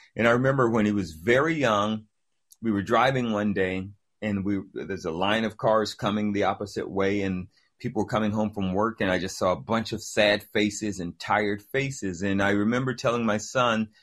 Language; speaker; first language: English; native; English